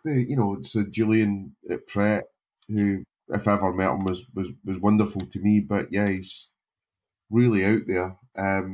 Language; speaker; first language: English; native; English